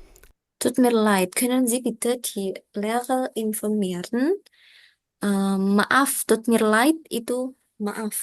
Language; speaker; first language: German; non-native, fluent; Indonesian